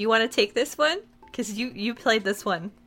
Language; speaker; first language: English; native; English